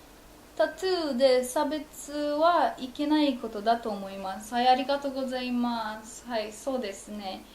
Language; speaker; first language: Japanese; non-native, fluent; Polish